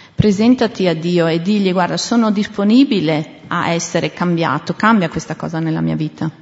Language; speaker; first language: Italian; native; Italian